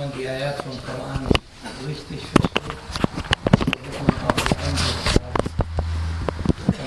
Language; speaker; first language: German; non-native, fluent; Arabic